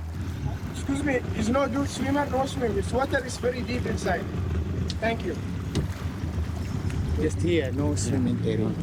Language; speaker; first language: English; non-native, learner; Arabic